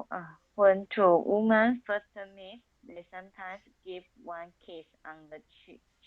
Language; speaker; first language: English; non-native, learner; Chinese